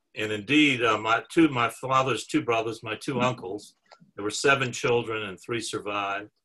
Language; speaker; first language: English; native; English